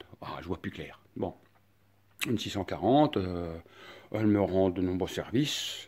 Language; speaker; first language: French; native; French